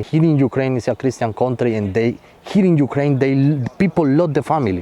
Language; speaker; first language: English; non-native, fluent; Spanish